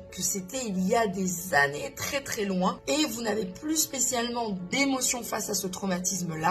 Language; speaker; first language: French; native; French